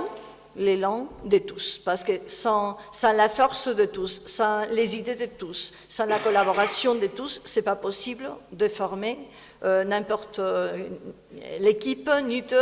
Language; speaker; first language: French; non-native, fluent; Spanish